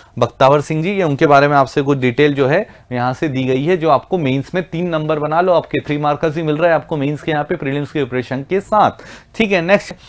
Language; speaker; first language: Hindi; native; Hindi